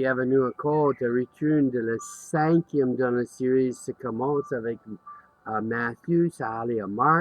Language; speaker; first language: French; non-native, learner; English